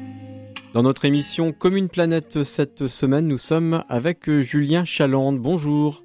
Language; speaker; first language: French; native; French